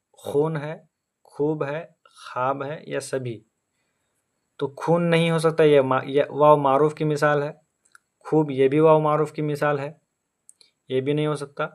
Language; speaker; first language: Hindi; native; Hindi